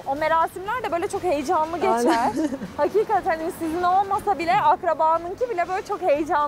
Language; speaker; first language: Turkish; native; Turkish